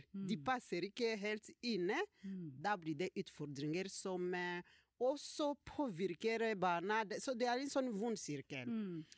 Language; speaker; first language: Norwegian; non-native, fluent; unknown